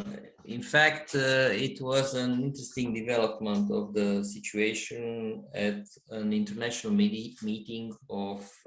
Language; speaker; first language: English; non-native, fluent; Romanian